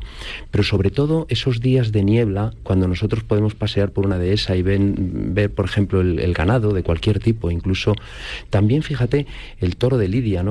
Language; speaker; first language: Spanish; native; Spanish